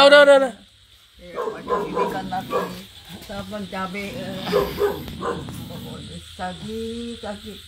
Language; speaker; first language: Indonesian; non-native, local second language; Hakka Chinese